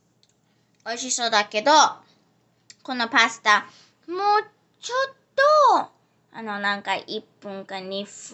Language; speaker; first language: Japanese; early bilingual, heritage; Japanese